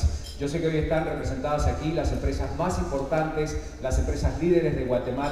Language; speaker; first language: Spanish; native; Spanish